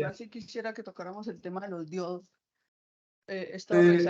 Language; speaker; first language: Spanish; native; Spanish